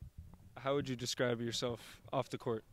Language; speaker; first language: English; native; English